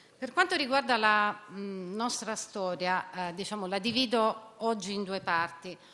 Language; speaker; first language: Italian; native; Italian